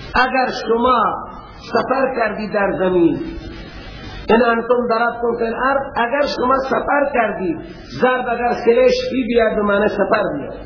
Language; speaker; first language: Persian; non-native, local second language; Baluchi